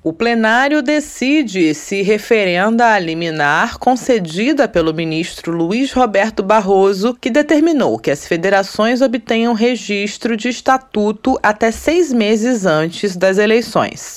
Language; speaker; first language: Portuguese; native; Portuguese